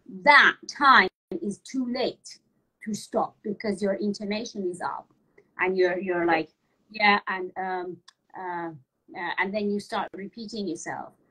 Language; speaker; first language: English; non-native, fluent; Persian